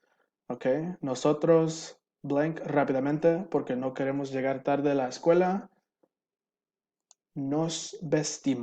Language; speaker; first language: Spanish; non-native, fluent; English